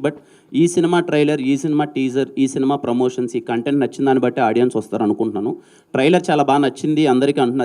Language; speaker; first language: Telugu; native; Telugu